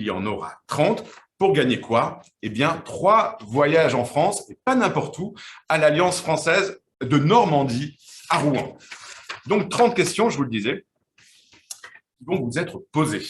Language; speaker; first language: French; native; French